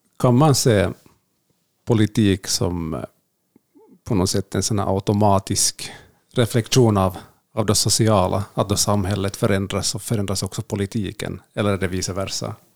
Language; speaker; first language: Swedish; native; Swedish